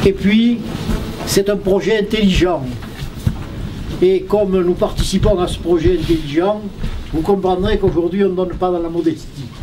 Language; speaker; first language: French; native; French